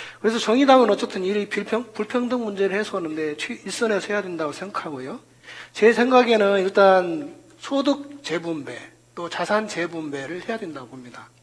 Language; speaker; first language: Korean; native; Korean